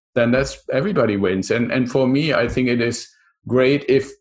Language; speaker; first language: English; non-native, fluent; German